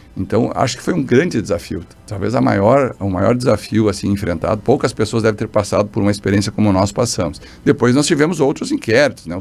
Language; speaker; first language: Portuguese; native; Portuguese